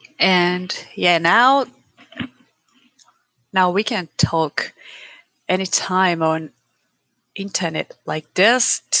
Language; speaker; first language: English; non-native, learner; Japanese